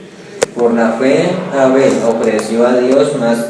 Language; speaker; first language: Spanish; native; Spanish